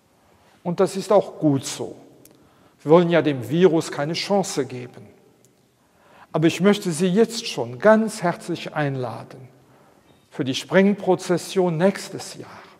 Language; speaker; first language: German; non-native, local second language; Luxembourgish